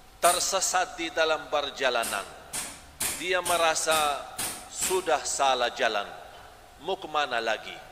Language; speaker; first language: Malay; non-native, fluent; Arabic